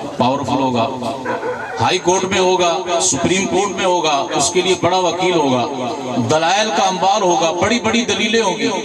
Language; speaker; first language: Urdu; non-native, local second language; Punjabi